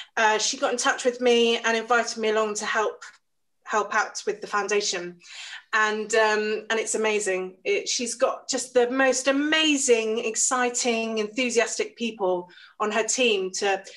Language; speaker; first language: English; native; English